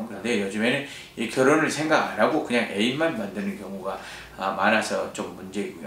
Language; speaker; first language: Korean; native; Korean